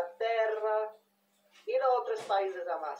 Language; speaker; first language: Spanish; non-native, learner; Portuguese